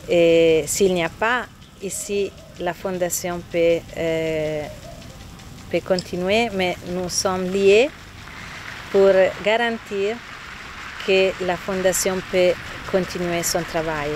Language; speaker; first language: French; non-native, fluent; Italian